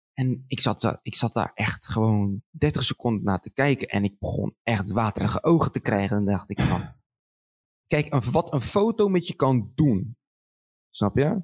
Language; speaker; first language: Dutch; early bilingual, other home language; Arabic